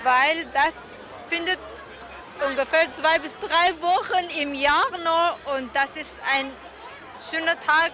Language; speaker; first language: German; non-native, learner; Persian